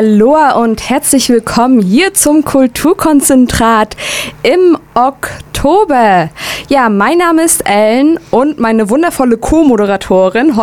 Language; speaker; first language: German; native; German